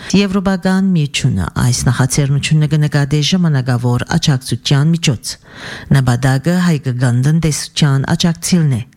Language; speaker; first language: Armenian; early bilingual, heritage; Armenian